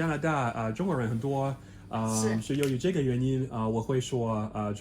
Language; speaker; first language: Chinese; non-native, learner; English